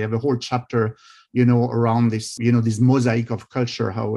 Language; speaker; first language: English; non-native, fluent; French